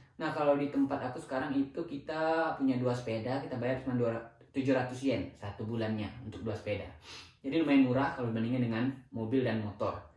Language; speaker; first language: Indonesian; native; Indonesian